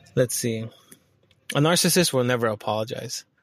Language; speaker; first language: English; early bilingual, other home language; Spanish